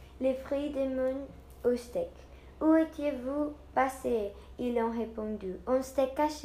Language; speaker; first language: French; non-native, learner; Portuguese